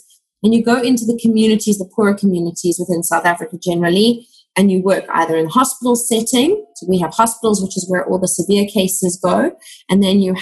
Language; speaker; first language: English; native; English